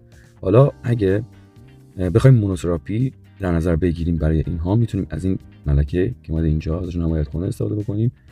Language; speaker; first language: Persian; native; Persian